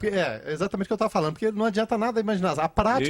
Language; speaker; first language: Portuguese; native; Portuguese